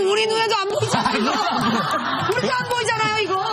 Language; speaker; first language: Korean; native; Korean